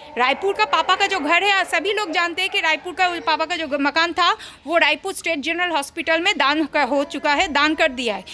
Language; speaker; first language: Hindi; non-native, local second language; Bangla